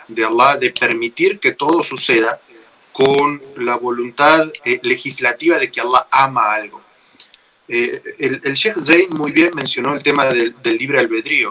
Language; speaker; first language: Spanish; native; Spanish